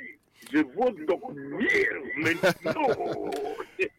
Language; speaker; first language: French; non-native, learner; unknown